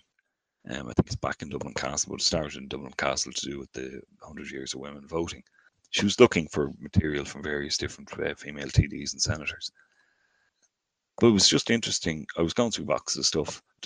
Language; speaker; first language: English; native; English